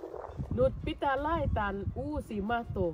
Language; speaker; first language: Finnish; non-native, learner; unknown